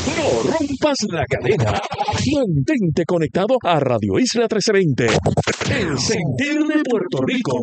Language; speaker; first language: Spanish; native; Spanish